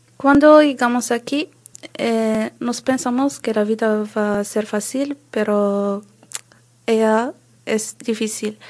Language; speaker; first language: Spanish; non-native, learner; Arabic